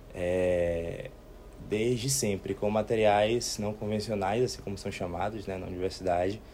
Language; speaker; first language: Portuguese; native; Portuguese